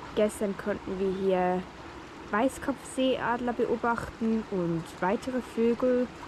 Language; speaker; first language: German; native; German